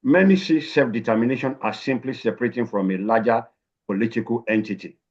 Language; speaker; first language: English; non-native, local second language; Yoruba